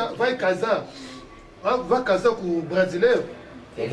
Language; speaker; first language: Portuguese; non-native, learner; Lingala